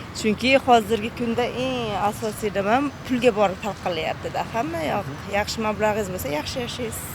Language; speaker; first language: Uzbek; native; Uzbek